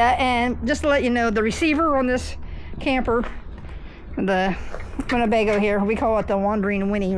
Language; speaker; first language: English; native; English